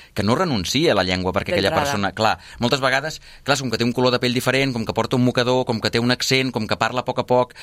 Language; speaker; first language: Catalan; native; Catalan